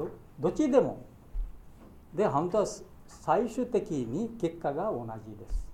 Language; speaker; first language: Japanese; non-native, learner; Bangla